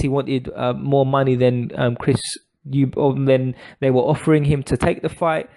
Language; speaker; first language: English; native; English